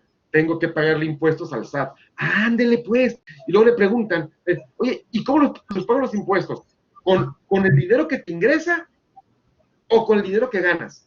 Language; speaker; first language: Spanish; native; Spanish